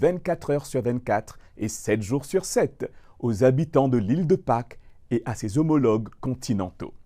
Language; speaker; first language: French; native; French